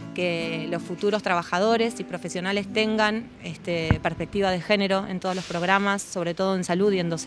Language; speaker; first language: Spanish; native; Spanish